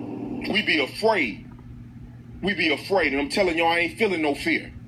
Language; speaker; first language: English; native; English